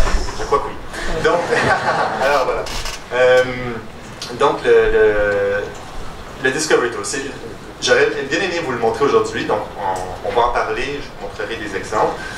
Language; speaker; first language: French; native; French